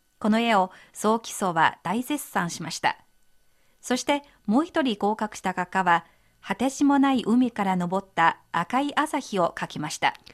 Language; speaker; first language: Japanese; non-native, fluent; Chinese